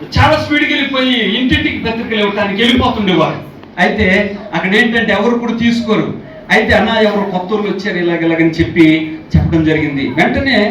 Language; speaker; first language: Telugu; non-native, local second language; Koya